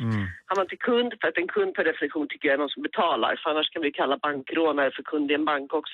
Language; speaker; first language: Swedish; native; Swedish